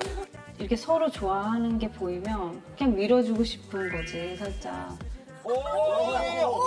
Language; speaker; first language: Korean; early bilingual, heritage; Korean